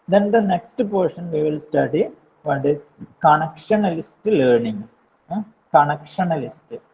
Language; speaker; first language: English; non-native, local second language; Malayalam